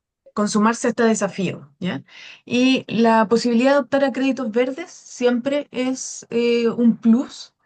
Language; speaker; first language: Spanish; native; Spanish